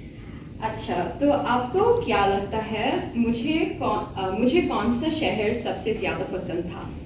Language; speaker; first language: Hindi; non-native, learner; Bangla